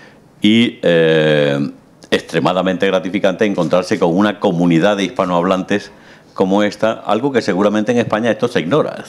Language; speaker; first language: Spanish; native; Spanish